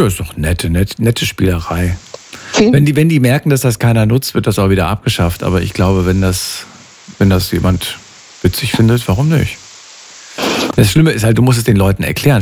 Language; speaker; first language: German; native; German